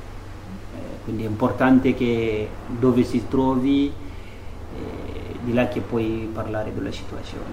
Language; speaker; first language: Italian; non-native, fluent; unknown